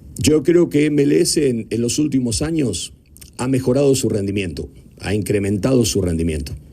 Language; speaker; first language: Spanish; native; Spanish